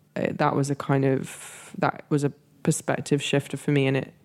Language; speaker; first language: English; native; English